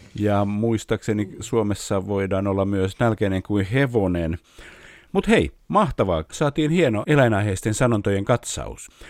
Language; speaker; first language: Finnish; native; Finnish